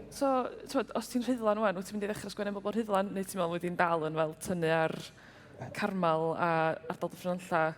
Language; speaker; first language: Welsh; native; Welsh